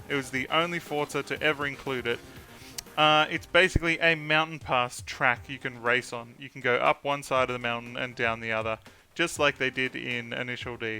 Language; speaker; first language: English; native; English